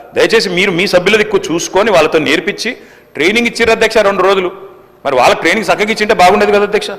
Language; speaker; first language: Telugu; native; Telugu